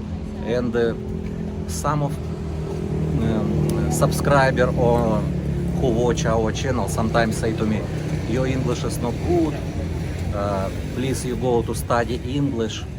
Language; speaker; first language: English; non-native, learner; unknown